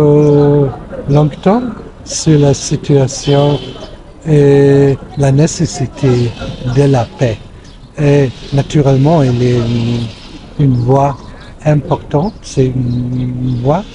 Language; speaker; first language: French; non-native, fluent; German